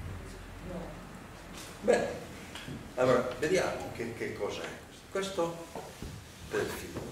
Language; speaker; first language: Italian; non-native, learner; Spanish